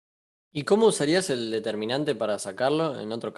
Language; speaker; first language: Spanish; native; Spanish